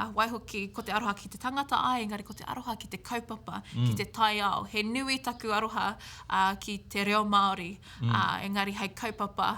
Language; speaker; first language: Māori; native; Māori